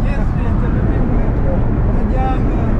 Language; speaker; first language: Russian; non-native, local second language; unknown